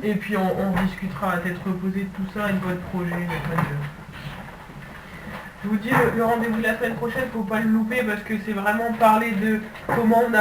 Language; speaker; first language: French; native; French